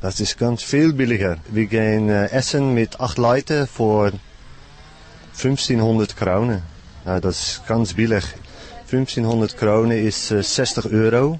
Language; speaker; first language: German; non-native, learner; Dutch